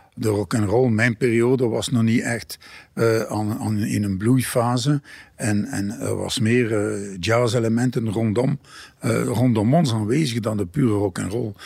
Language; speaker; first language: Dutch; native; Dutch